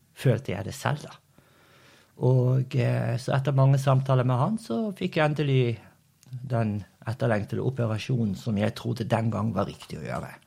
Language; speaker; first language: Norwegian; early bilingual, other home language; Portuguese